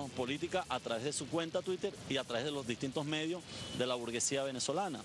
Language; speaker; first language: Spanish; native; Spanish